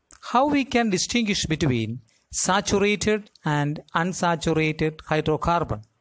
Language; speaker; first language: English; non-native, local second language; Malayalam